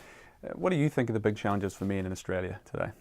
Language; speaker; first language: English; native; English